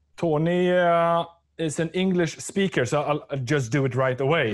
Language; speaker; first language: English; non-native, fluent; Swedish